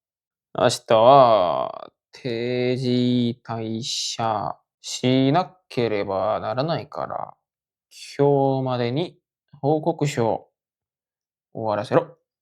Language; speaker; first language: Japanese; non-native, fluent; Korean